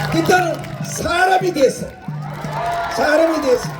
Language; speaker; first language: Korean; native; Korean